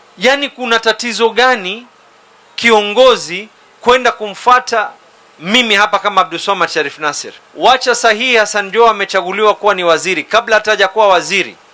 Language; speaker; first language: Swahili; native; Swahili